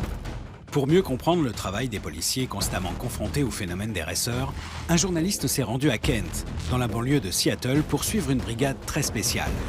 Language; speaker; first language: French; native; French